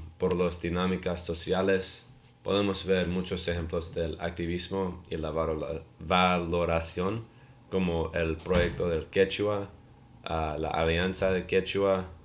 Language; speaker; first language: Spanish; non-native, learner; English